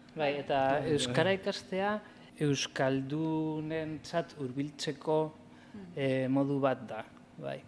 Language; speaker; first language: Basque; non-native, local second language; Spanish